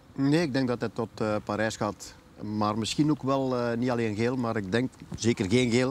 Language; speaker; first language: Dutch; native; Dutch